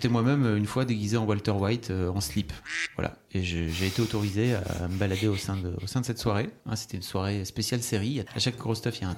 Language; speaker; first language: French; native; French